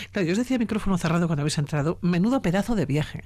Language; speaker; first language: Spanish; native; Spanish